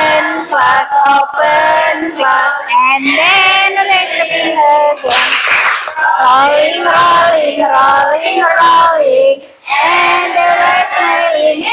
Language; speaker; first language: English; non-native, learner; Indonesian